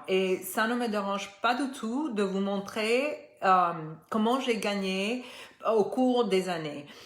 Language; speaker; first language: French; non-native, fluent; Spanish